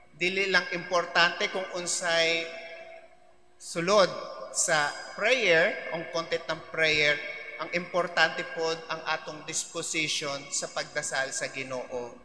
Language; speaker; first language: Cebuano; non-native, local second language; Filipino